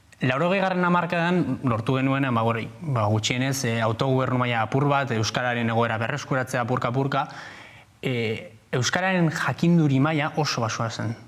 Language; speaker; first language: Basque; non-native, local second language; Spanish